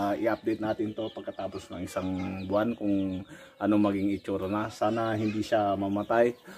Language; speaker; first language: Filipino; non-native, local second language; Iloko